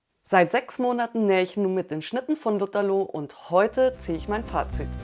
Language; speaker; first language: German; native; German